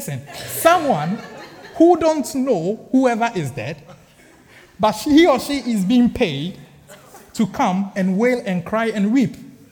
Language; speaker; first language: English; non-native, local second language; Akan